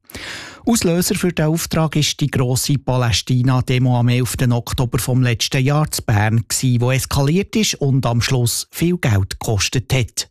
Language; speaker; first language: German; native; German